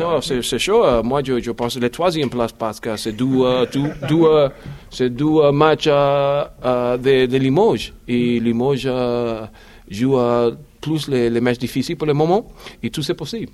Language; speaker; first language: French; non-native, learner; English